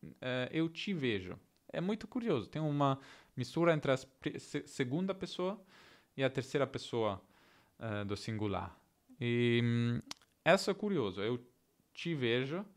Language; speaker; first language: Portuguese; non-native, learner; Italian